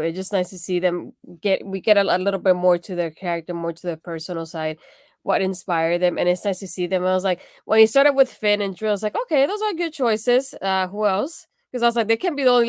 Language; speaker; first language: English; native; English